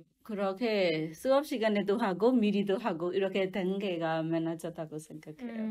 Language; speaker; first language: Korean; non-native, learner; Burmese